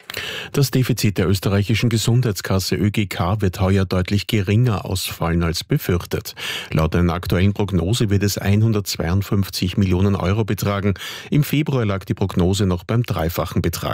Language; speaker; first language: German; native; German